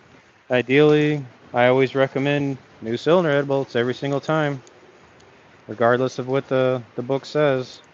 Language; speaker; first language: English; native; English